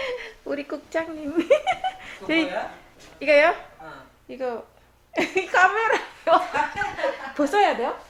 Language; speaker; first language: Korean; non-native, learner; Indonesian